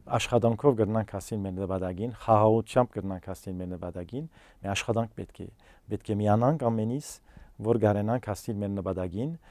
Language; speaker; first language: Armenian; early bilingual, heritage; Armenian